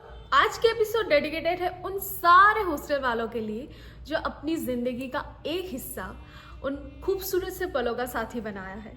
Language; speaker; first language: Hindi; native; Hindi